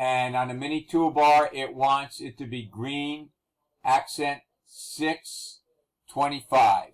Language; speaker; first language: English; native; English